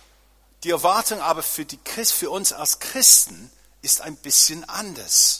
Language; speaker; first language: German; non-native, fluent; English